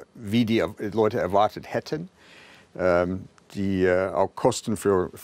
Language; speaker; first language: German; non-native, fluent; English